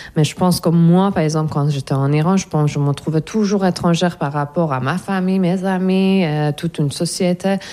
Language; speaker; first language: French; non-native, fluent; Persian